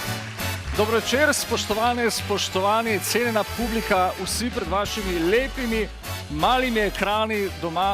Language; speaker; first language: Slovenian; native; Slovenian